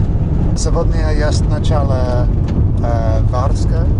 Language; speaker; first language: Russian; non-native, learner; English